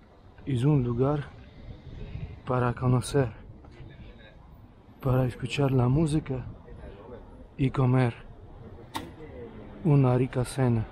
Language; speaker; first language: Spanish; non-native, fluent; Russian